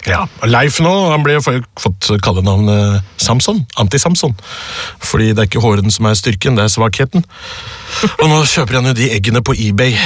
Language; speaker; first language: Norwegian; early bilingual, other home language; Urdu